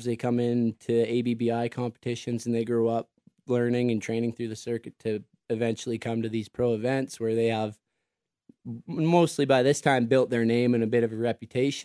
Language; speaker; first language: English; native; English